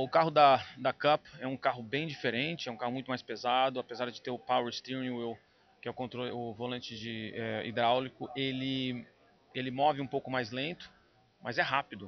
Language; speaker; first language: Portuguese; native; Portuguese